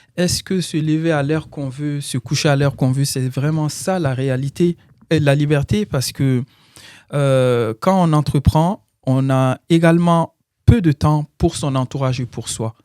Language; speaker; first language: French; non-native, local second language; Bambara